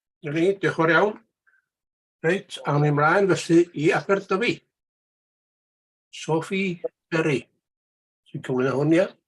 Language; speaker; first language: Welsh; native; Welsh